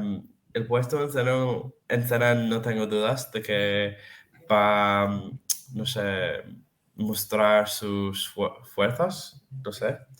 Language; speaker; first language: Spanish; non-native, fluent; Serbian